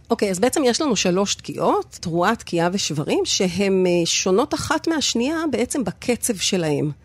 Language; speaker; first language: Hebrew; native; Hebrew